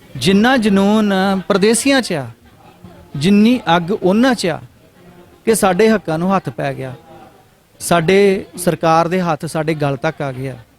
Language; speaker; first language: Punjabi; native; Punjabi